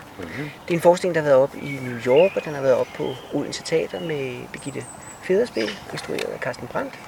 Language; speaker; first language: Danish; native; Danish